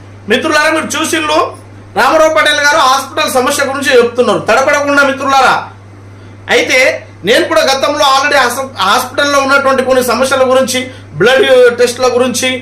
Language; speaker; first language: Telugu; non-native, local second language; Marathi